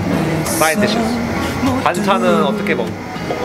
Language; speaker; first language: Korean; early bilingual, heritage; English